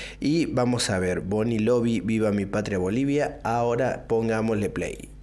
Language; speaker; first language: Spanish; native; Spanish